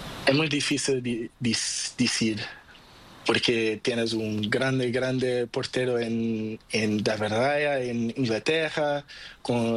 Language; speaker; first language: Spanish; non-native, learner; Portuguese